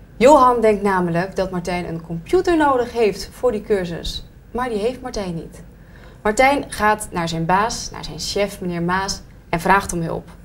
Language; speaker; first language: Dutch; native; Dutch